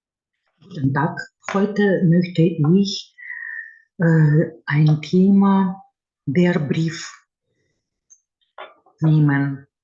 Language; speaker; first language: German; non-native, fluent; Lithuanian